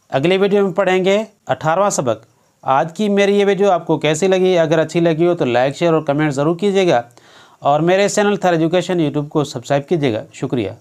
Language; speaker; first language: Urdu; non-native, local second language; Sindhi